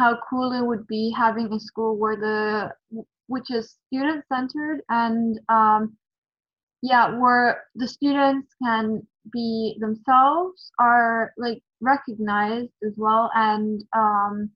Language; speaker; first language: English; non-native, fluent; German